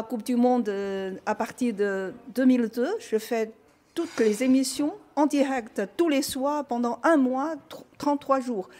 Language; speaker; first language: French; non-native, learner; Chinese